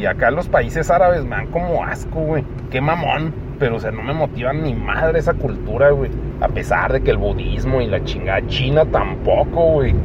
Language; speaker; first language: Spanish; native; Spanish